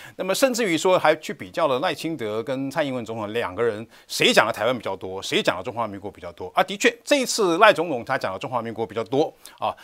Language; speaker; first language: Chinese; native; Chinese